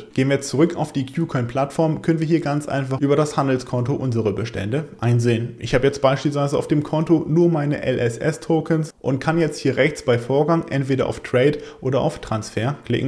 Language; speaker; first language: German; native; German